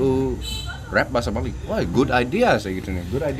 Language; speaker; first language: Indonesian; non-native, fluent; English